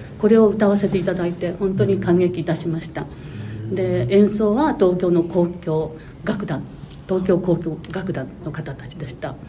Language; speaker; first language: Japanese; native; Japanese